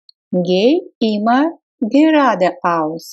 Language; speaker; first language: German; non-native, fluent; Russian